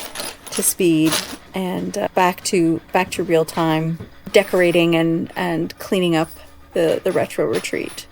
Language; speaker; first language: English; native; English